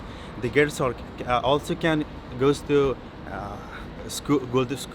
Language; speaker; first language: English; non-native, learner; Persian